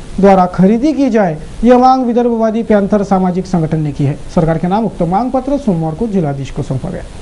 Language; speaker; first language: Hindi; non-native, local second language; Marathi